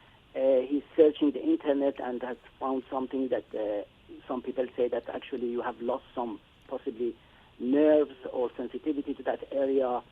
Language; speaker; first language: English; non-native, fluent; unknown